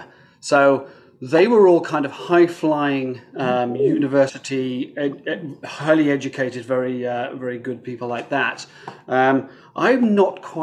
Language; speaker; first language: English; native; English